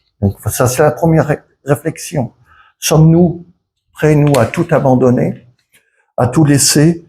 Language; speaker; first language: French; native; French